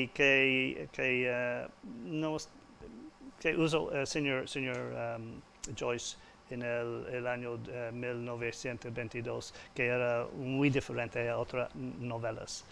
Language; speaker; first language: Spanish; non-native, fluent; English